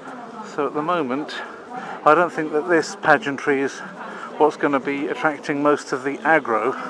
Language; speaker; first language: English; native; English